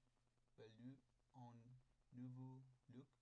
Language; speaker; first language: French; non-native, learner; Spanish